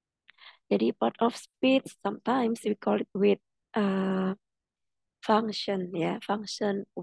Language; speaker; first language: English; non-native, fluent; Indonesian